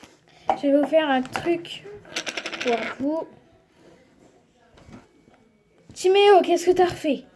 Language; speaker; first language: French; native; French